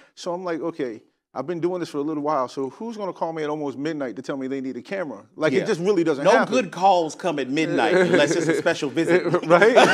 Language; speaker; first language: English; native; English